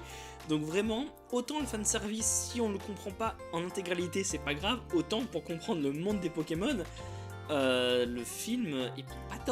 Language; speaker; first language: French; native; French